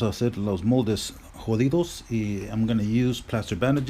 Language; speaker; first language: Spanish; early bilingual, heritage; Spanish